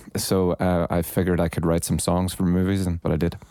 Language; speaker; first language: English; native; English